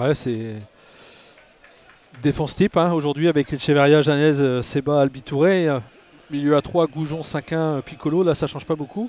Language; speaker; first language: French; native; French